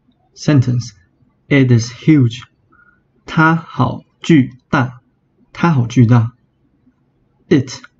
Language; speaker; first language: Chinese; non-native, fluent; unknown